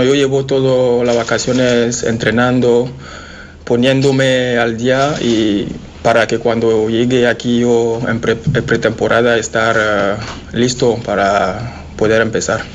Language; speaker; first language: Spanish; non-native, fluent; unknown